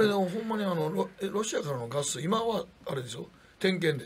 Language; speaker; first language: Japanese; native; Japanese